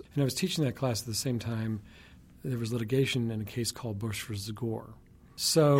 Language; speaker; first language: English; native; English